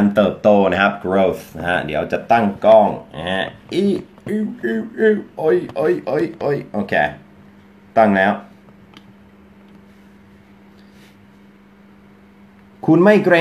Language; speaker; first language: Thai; non-native, fluent; English